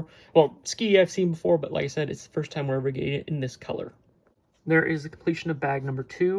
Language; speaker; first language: English; native; English